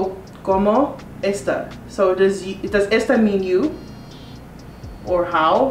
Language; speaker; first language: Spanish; non-native, learner; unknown